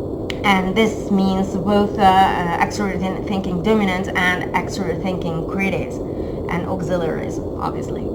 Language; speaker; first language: English; non-native, fluent; Italian